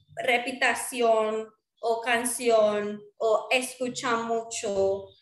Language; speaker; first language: Spanish; non-native, fluent; Marwari